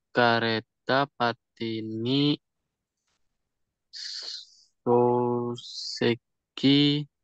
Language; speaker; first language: Japanese; non-native, learner; Indonesian